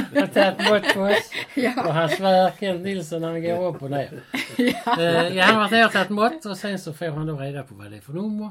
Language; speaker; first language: Swedish; native; Swedish